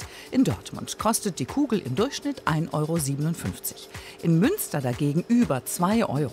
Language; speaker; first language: German; native; German